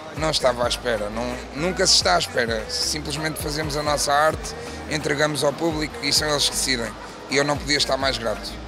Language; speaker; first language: Portuguese; native; Portuguese